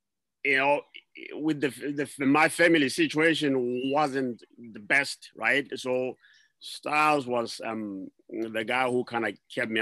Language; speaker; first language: English; non-native, local second language; Southern Sotho